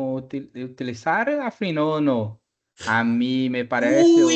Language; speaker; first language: Spanish; non-native, fluent; Portuguese